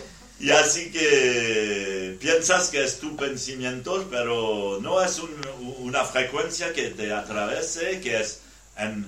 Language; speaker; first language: Spanish; non-native, learner; French